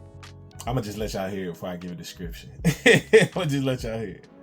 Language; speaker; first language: English; native; English